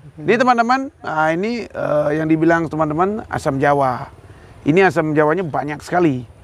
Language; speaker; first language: Indonesian; native; Indonesian